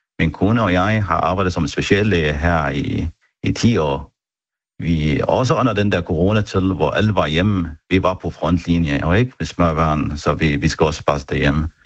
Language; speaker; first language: Danish; non-native, fluent; Arabic